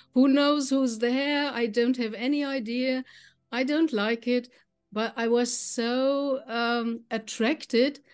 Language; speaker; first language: English; non-native, fluent; German